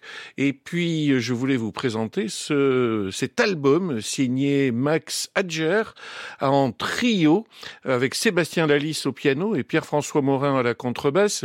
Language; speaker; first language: French; native; French